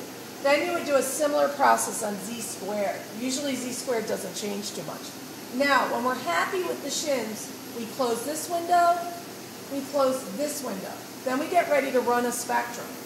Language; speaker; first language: English; native; English